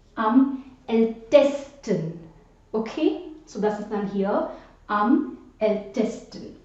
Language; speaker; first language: German; non-native, fluent; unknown